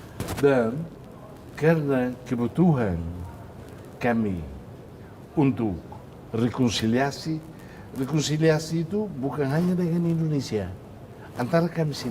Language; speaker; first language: Indonesian; non-native, fluent; Tetum